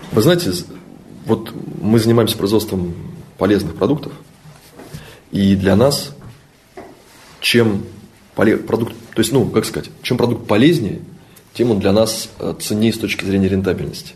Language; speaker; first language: Russian; native; Russian